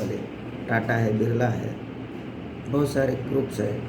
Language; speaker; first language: Hindi; non-native, local second language; Marathi